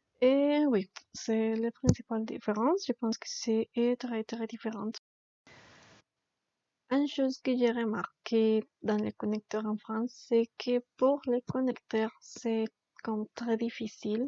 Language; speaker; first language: French; non-native, learner; Spanish